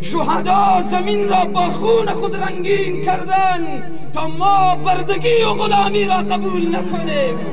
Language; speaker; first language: Persian; native; Persian